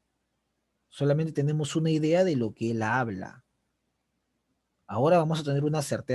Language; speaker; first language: Spanish; native; Spanish